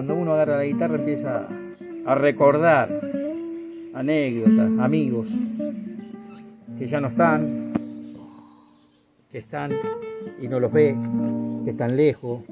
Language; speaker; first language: Spanish; native; Spanish